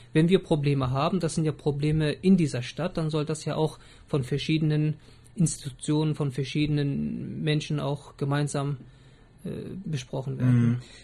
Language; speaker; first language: German; early bilingual, other home language; Turkish